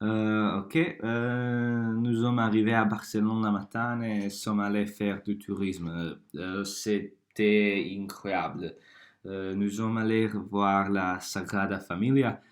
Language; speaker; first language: French; non-native, learner; Croatian